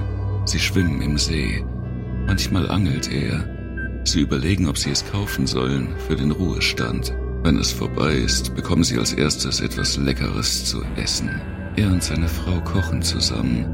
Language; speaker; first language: German; native; German